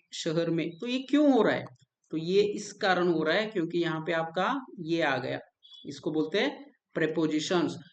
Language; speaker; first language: Hindi; non-native, local second language; Marathi